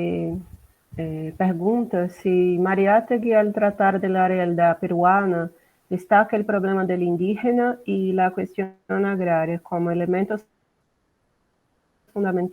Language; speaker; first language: Spanish; non-native, learner; Portuguese